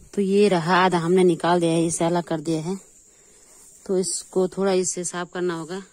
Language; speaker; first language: Hindi; native; Hindi